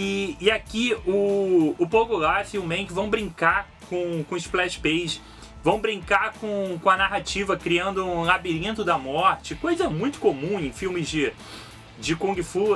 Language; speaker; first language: Portuguese; native; Portuguese